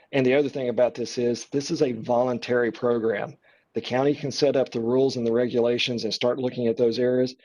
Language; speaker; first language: English; native; English